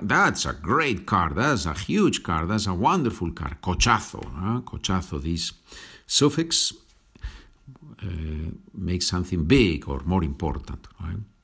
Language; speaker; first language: English; non-native, fluent; Spanish